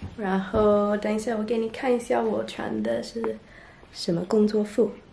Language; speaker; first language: Chinese; non-native, fluent; English